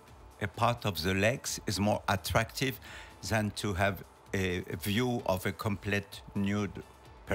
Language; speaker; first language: English; non-native, learner; French